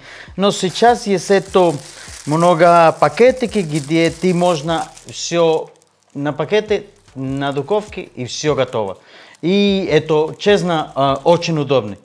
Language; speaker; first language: Russian; non-native, learner; Spanish